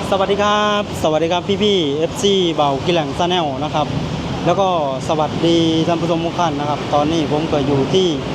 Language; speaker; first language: Thai; native; Thai